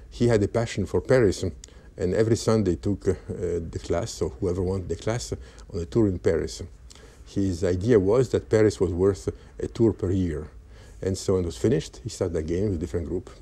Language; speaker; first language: English; non-native, fluent; Polish